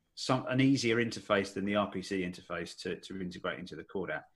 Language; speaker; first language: English; native; English